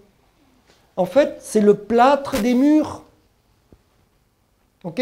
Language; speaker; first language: French; early bilingual, other home language; German